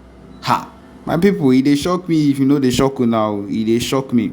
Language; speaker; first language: English; native; English